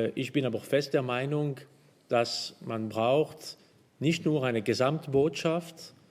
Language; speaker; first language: German; non-native, local second language; French